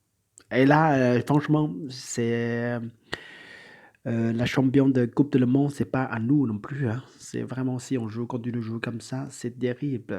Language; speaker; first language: French; non-native, learner; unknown